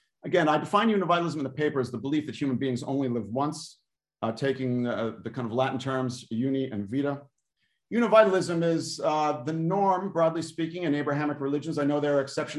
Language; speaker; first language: English; native; English